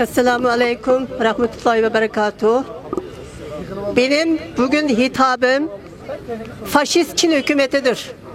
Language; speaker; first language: Turkish; non-native, fluent; Uyghur